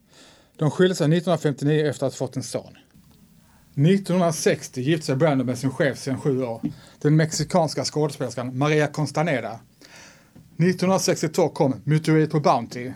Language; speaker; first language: Swedish; native; Swedish